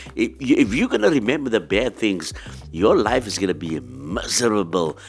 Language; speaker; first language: English; non-native, local second language; Afrikaans